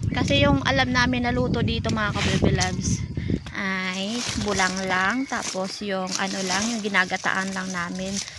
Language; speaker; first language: Filipino; non-native, local second language; Hiligaynon